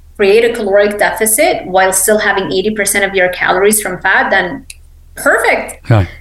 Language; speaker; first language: English; non-native, fluent; Arabic